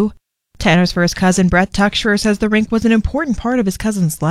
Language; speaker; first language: English; native; English